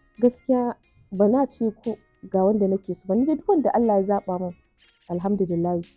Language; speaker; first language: Hausa; native; Hausa